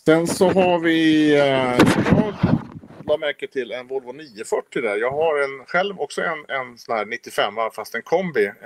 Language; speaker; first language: Swedish; native; Swedish